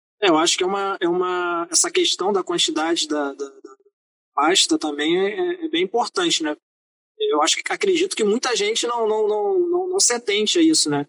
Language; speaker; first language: Portuguese; native; Portuguese